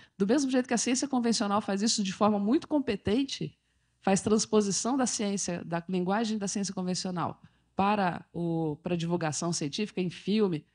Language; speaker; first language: Portuguese; native; Portuguese